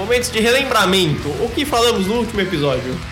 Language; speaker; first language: Portuguese; native; Portuguese